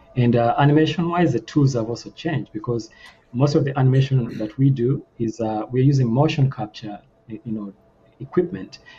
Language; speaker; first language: English; non-native, local second language; Ganda